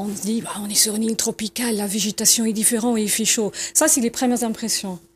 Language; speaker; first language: French; non-native, fluent; English